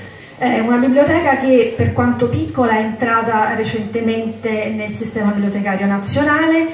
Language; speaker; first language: Italian; native; Italian